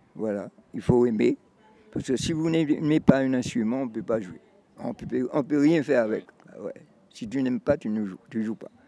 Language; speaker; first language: French; native; French